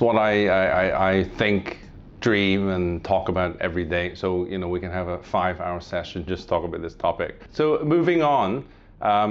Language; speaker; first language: English; native; English